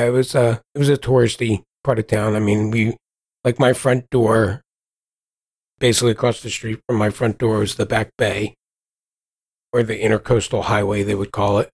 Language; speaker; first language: English; native; English